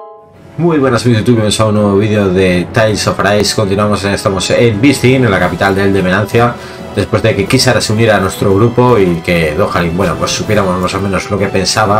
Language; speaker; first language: Spanish; native; Spanish